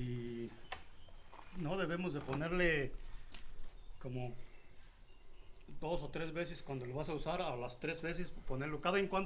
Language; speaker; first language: Spanish; native; Spanish